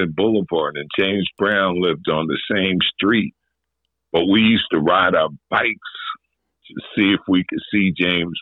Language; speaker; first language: English; native; English